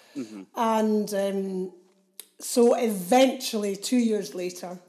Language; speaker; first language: English; native; English